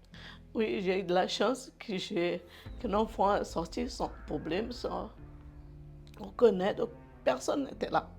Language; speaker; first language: French; non-native, learner; Portuguese